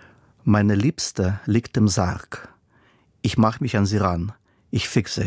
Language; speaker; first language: German; non-native, fluent; Russian